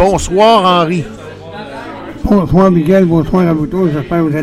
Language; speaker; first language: French; native; French